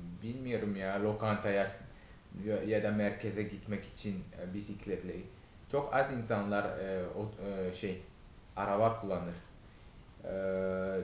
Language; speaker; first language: Turkish; non-native, fluent; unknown